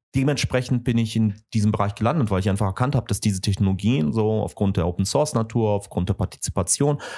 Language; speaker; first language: German; early bilingual, other home language; Russian